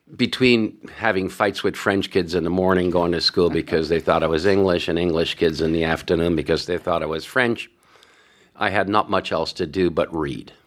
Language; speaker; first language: English; early bilingual, other home language; Hungarian